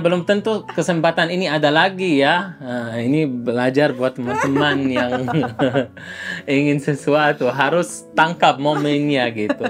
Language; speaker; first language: Indonesian; non-native, fluent; Arabic